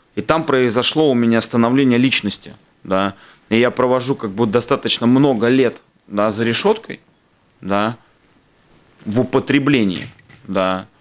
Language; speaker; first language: Russian; native; Russian